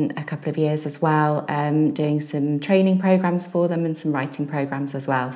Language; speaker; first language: English; native; English